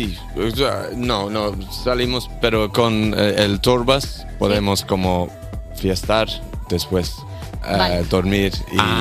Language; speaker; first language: Spanish; non-native, learner; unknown